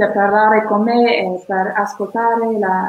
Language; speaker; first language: Italian; non-native, fluent; English